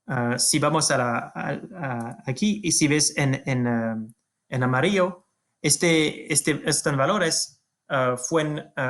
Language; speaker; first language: Spanish; non-native, fluent; French